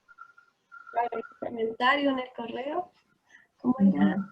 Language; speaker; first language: Spanish; native; Spanish